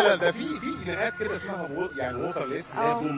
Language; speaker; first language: Arabic; native; Arabic